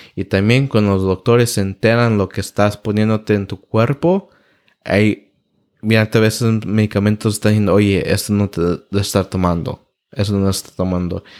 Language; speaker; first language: Spanish; early bilingual, heritage; Spanish